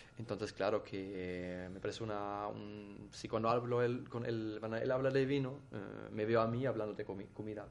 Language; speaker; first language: Spanish; non-native, fluent; German